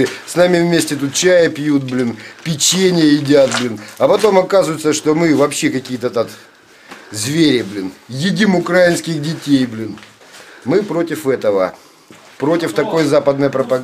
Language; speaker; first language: Russian; native; Russian